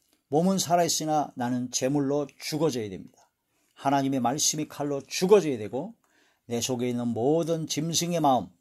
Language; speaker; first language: Korean; native; Korean